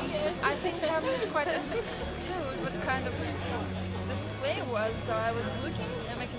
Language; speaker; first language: English; non-native, learner; Russian